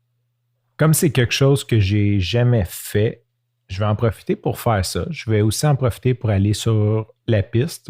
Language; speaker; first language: French; native; French